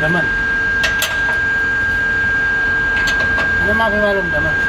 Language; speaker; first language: Arabic; non-native, learner; Filipino